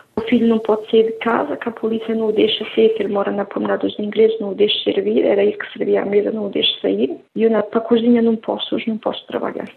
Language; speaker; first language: Portuguese; early bilingual, heritage; Portuguese